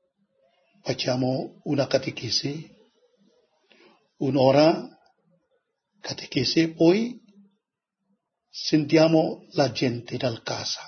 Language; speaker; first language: Italian; non-native, learner; Indonesian